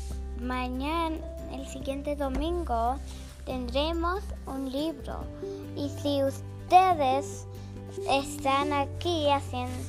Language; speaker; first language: Spanish; early bilingual, heritage; Spanish